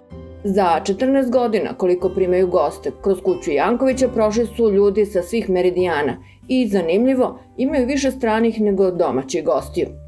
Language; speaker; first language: Serbian; native; Serbian